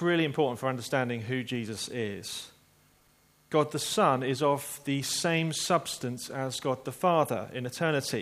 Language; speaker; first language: English; native; English